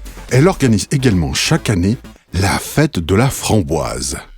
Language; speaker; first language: French; native; French